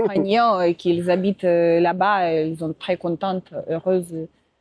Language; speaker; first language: French; non-native, fluent; Russian